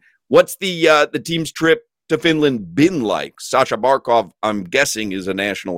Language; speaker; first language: English; native; English